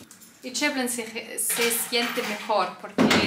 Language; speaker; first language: Spanish; non-native, learner; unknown